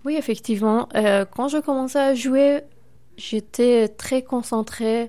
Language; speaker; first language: French; non-native, fluent; Persian